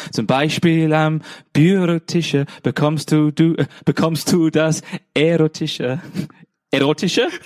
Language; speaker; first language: German; non-native, fluent; English